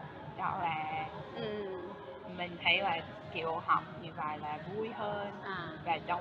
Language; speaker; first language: Vietnamese; non-native, fluent; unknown